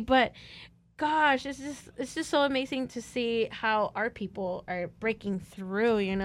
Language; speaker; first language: English; early bilingual, other home language; Spanish